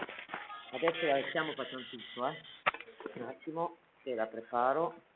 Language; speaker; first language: Italian; native; Italian